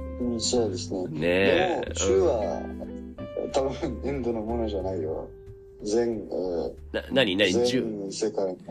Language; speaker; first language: Japanese; non-native, learner; Arabic